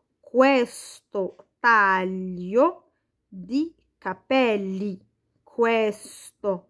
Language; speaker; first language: Italian; non-native, fluent; Arabic